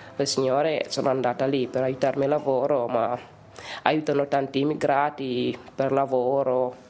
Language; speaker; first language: Italian; non-native, learner; Wolof